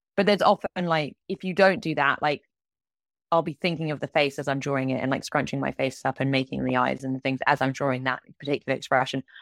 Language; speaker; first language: English; native; English